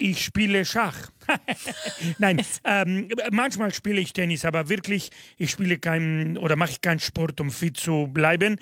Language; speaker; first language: German; non-native, fluent; Spanish